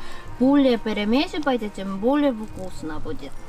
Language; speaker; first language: Russian; non-native, learner; Korean